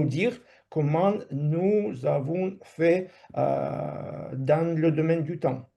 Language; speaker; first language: French; non-native, fluent; Russian